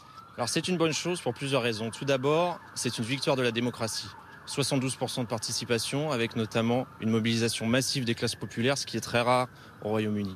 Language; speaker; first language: French; native; French